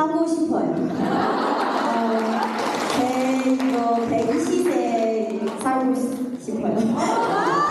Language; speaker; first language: Korean; non-native, learner; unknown